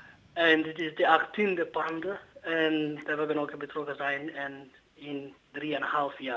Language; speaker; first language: Dutch; non-native, learner; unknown